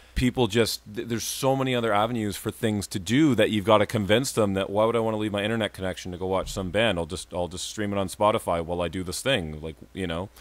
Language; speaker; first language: English; native; English